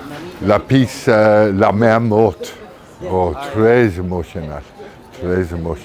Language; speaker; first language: French; non-native, learner; English